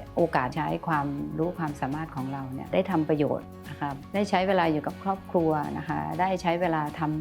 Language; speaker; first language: Thai; native; Thai